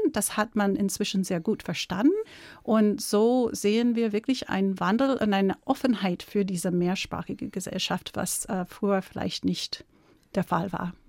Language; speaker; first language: German; non-native, fluent; English